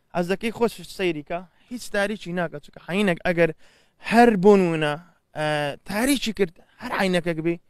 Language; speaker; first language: Central Kurdish; early bilingual, heritage; Central Kurdish